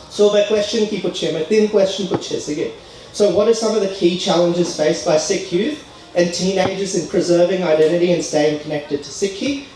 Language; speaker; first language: Punjabi; early bilingual, heritage; Punjabi